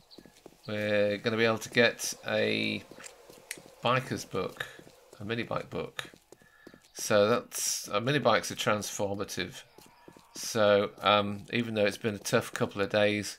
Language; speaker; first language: English; native; English